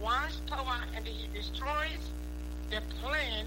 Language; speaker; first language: English; non-native, local second language; Kinyarwanda